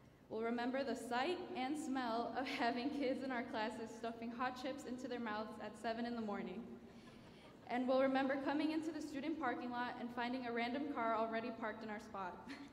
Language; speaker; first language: English; early bilingual, other home language; Spanish